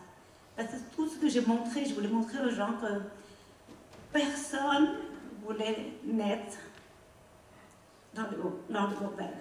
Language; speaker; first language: French; non-native, learner; Khmer